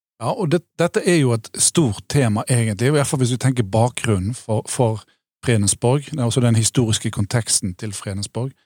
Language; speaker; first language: Norwegian; native; Norwegian